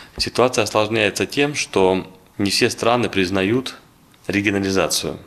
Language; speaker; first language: Russian; native; Russian